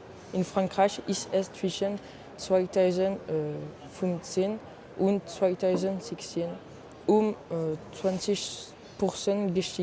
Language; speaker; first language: German; non-native, learner; French